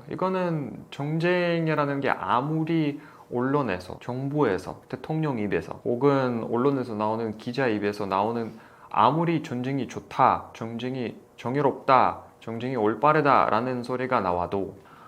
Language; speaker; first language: Korean; non-native, fluent; Russian